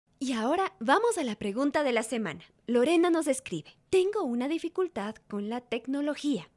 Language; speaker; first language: Spanish; native; Spanish